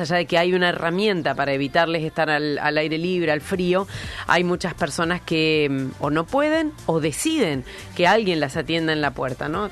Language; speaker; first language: Spanish; native; Spanish